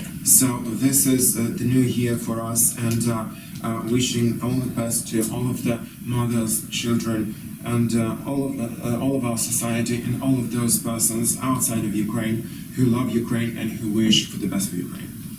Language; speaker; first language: English; non-native, fluent; Ukrainian